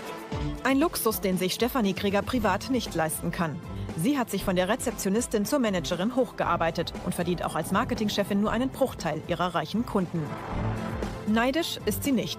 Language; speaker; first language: German; native; German